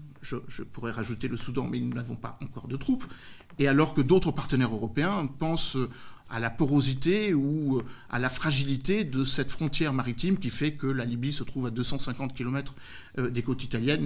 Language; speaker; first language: French; native; French